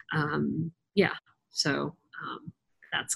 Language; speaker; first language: English; native; English